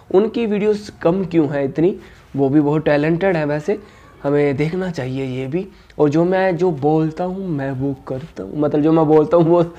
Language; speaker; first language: Hindi; native; Hindi